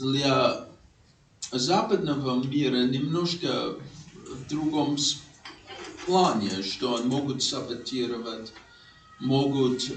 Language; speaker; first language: Russian; non-native, fluent; English